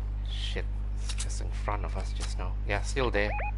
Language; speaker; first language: English; non-native, local second language; Malay